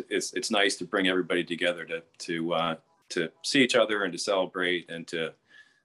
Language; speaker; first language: English; native; English